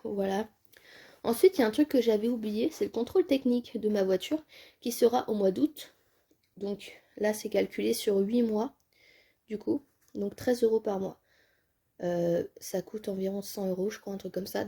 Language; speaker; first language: French; native; French